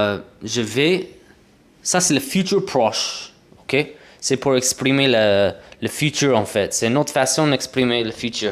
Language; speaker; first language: French; non-native, fluent; English